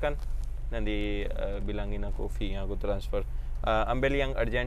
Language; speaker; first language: Indonesian; non-native, fluent; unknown